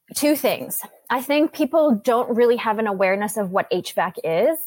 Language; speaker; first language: English; native; English